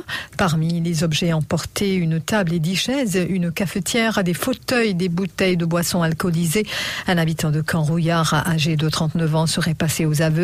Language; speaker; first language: French; non-native, local second language; Morisyen